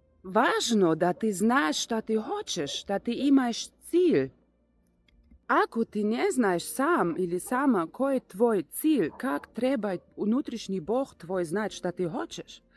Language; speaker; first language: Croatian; non-native, learner; Russian